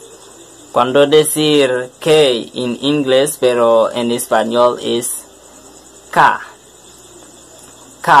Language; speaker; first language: Spanish; non-native, learner; French